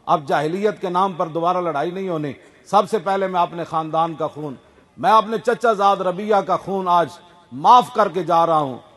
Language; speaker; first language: Urdu; non-native, local second language; Punjabi